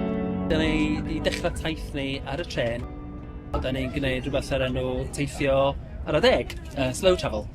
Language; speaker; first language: Welsh; non-native, fluent; English